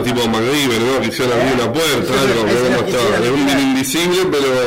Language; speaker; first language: Spanish; native; Spanish